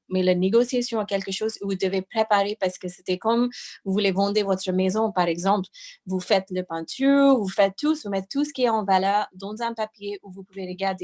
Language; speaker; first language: French; non-native, fluent; English